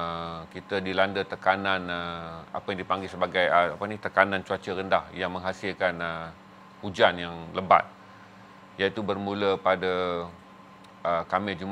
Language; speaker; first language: Malay; native; Malay